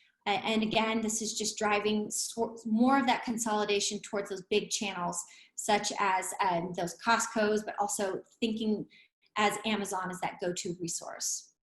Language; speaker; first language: English; native; English